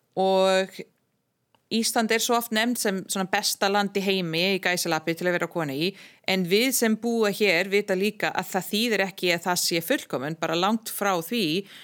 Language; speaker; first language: Icelandic; non-native, fluent; English